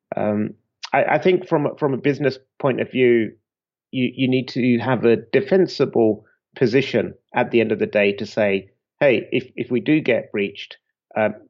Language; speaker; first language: English; native; English